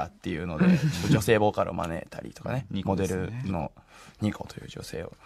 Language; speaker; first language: Japanese; native; Japanese